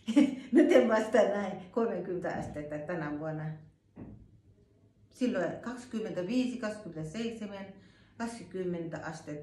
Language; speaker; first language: Finnish; non-native, learner; Thai